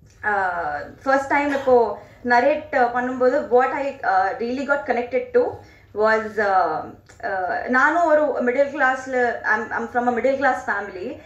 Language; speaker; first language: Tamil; non-native, learner; Telugu